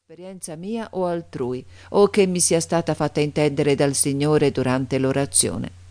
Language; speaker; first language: Italian; native; Italian